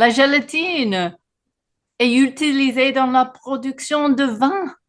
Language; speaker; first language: French; non-native, fluent; English